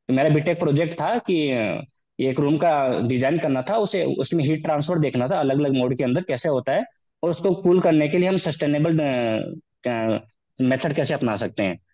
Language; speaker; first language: Hindi; native; Hindi